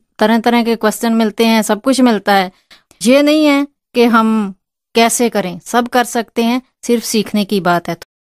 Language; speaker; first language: Hindi; non-native, local second language; Punjabi